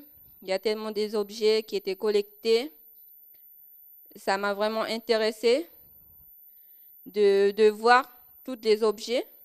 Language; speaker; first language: French; non-native, local second language; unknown